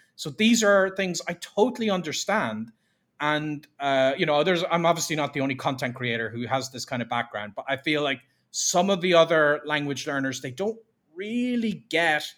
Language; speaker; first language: English; native; English